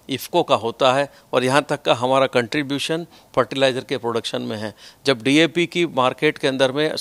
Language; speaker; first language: Hindi; non-native, local second language; Gujarati